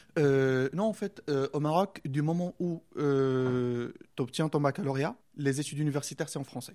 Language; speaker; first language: French; non-native, local second language; Arabic